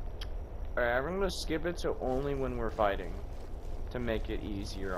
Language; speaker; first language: English; native; English